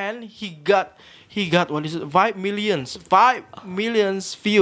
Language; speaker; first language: English; non-native, learner; Indonesian